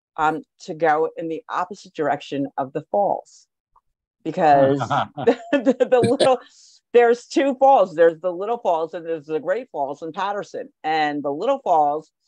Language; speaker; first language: English; native; English